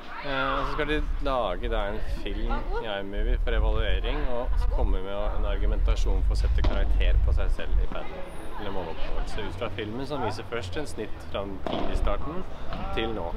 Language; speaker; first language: Norwegian; native; Norwegian